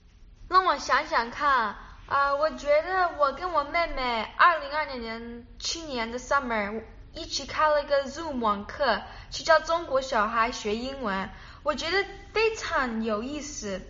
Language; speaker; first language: Chinese; early bilingual, other home language; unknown